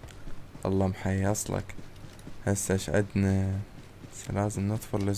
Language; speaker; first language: Arabic; native; Arabic